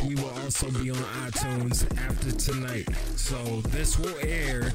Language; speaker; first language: English; native; English